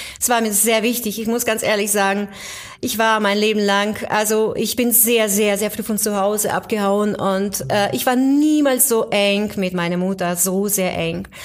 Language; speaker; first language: German; non-native, fluent; Ukrainian